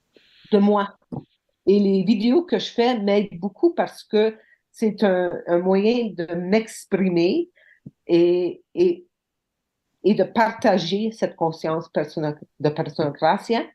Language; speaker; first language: French; non-native, local second language; English